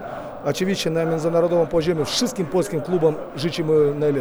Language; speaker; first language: Polish; non-native, fluent; Russian